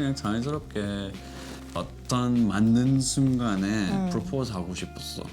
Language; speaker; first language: Korean; non-native, learner; English